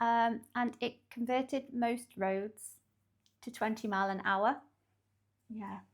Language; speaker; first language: English; native; English